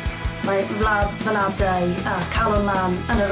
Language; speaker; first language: Welsh; non-native, local second language; English